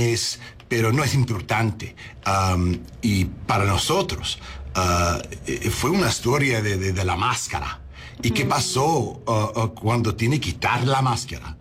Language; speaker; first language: Spanish; non-native, learner; English